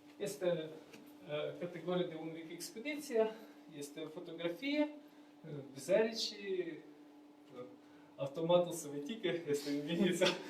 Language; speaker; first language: Romanian; non-native, learner; Ukrainian